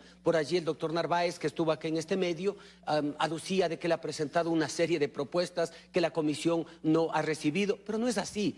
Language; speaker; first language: Spanish; native; Spanish